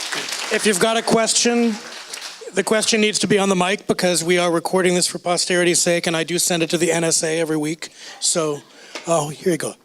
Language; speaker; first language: English; native; English